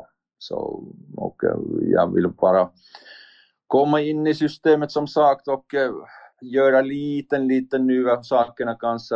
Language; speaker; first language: Swedish; non-native, learner; Finnish